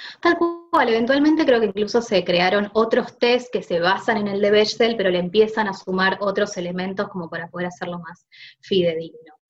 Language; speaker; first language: Spanish; native; Spanish